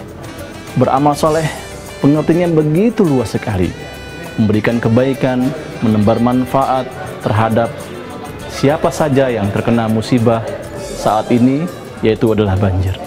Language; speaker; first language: Indonesian; native; Indonesian